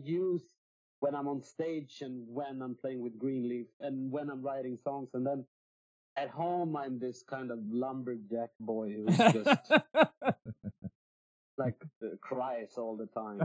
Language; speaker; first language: English; non-native, fluent; Swedish